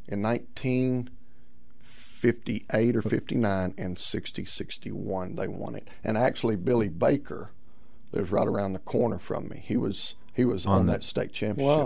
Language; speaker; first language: English; native; English